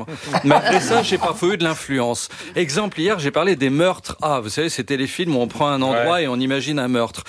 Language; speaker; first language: French; native; French